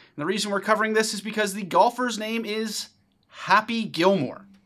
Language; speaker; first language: English; native; English